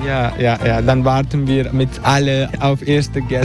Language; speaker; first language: German; non-native, fluent; Turkish